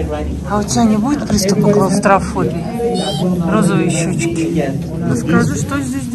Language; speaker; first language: Russian; native; Russian